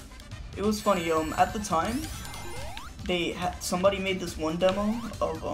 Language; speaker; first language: English; native; English